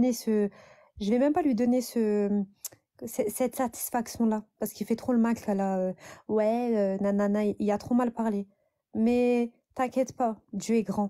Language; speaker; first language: French; native; French